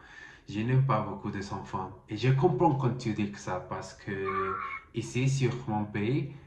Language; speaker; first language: French; non-native, learner; Spanish